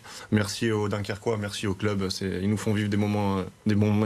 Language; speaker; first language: French; native; French